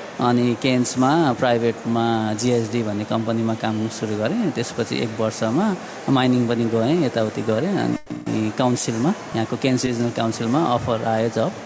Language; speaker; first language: Nepali; native; Nepali